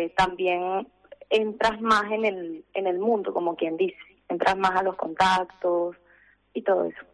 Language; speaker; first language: Spanish; native; Spanish